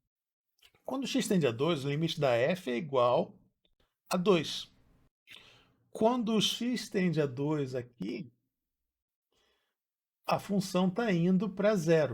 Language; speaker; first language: Portuguese; native; Portuguese